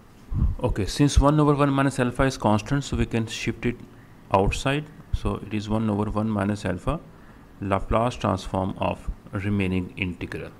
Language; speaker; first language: English; non-native, local second language; Urdu